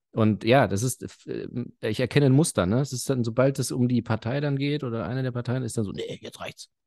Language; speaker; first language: German; early bilingual, other home language; Arabic